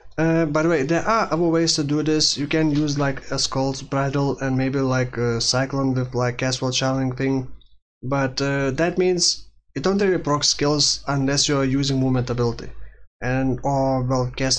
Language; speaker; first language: English; non-native, fluent; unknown